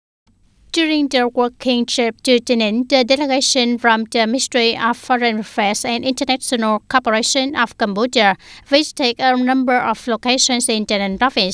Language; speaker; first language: English; non-native, fluent; Vietnamese